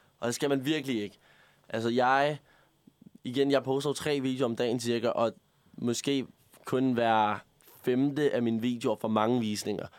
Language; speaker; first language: Danish; native; Danish